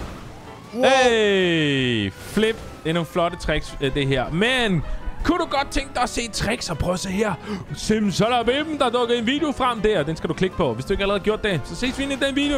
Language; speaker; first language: Danish; native; Danish